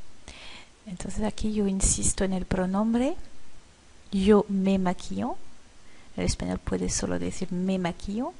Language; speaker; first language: Spanish; non-native, fluent; French